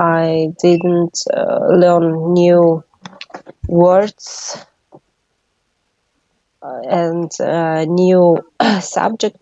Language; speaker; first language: English; non-native, learner; Russian